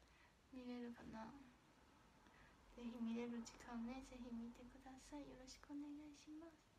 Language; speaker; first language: Japanese; non-native, fluent; Chinese